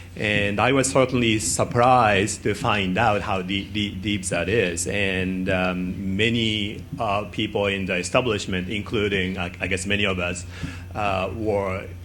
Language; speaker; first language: English; non-native, fluent; Japanese